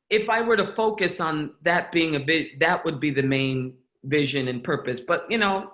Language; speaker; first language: English; native; English